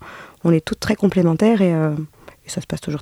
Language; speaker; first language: French; native; French